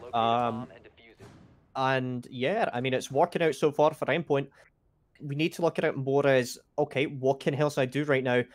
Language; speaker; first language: English; native; English